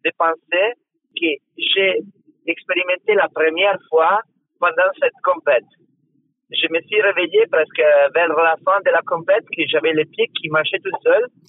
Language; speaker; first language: French; non-native, fluent; Italian